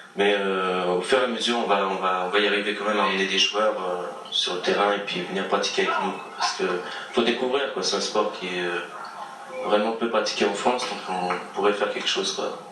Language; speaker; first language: French; native; French